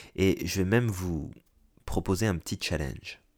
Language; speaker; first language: French; native; French